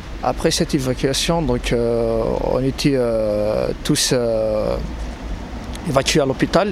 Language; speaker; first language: French; non-native, local second language; Arabic